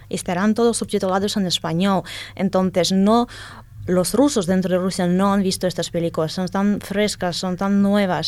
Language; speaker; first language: Spanish; non-native, fluent; Russian